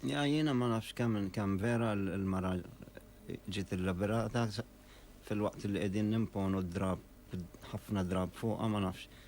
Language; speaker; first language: Maltese; non-native, fluent; Arabic